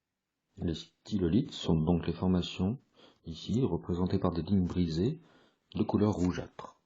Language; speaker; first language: French; native; French